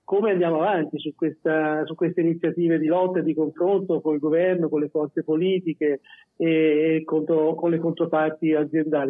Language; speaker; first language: Italian; native; Italian